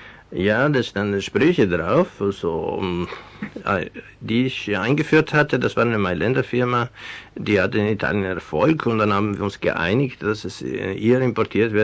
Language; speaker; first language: German; non-native, fluent; Venetian